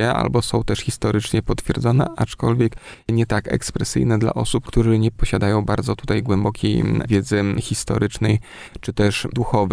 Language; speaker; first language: Polish; native; Polish